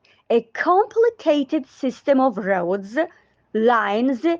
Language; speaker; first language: English; non-native, fluent; Azerbaijani